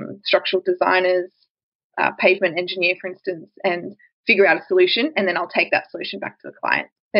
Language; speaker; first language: English; native; English